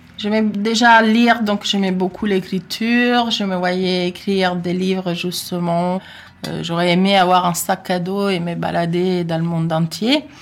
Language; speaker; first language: French; non-native, fluent; Italian